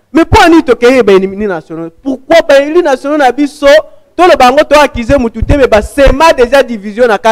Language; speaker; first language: Lingala; non-native, local second language; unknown